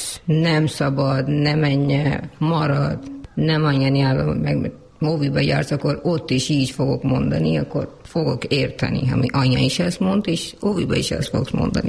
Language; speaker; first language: Hungarian; non-native, learner; Urdu